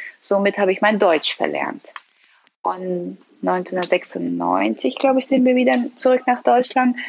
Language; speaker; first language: German; early bilingual, other home language; Persian